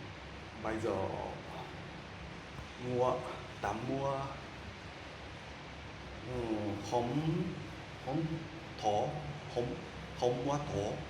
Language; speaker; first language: Vietnamese; non-native, learner; Japanese